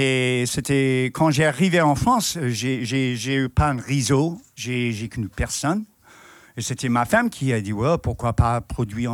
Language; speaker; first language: French; non-native, fluent; English